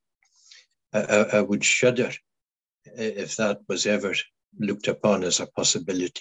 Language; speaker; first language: English; non-native, local second language; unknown